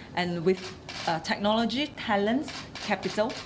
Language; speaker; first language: English; non-native, local second language; Chinese